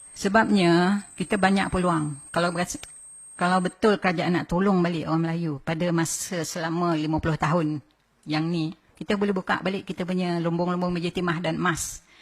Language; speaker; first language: Malay; native; Malay